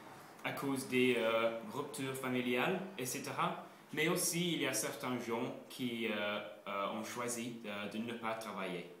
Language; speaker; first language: French; non-native, learner; English